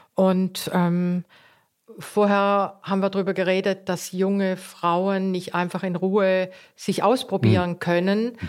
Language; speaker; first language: German; native; German